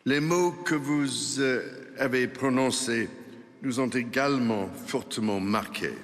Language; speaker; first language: French; non-native, fluent; English